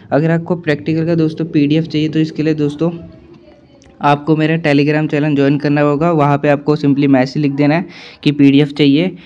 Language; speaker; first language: Hindi; native; Hindi